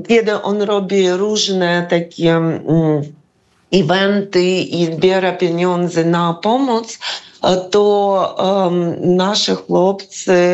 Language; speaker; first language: Polish; non-native, fluent; Ukrainian